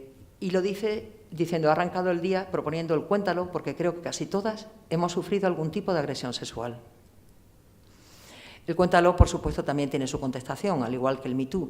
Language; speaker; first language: Spanish; native; Spanish